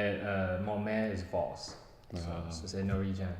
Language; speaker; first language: French; non-native, learner; English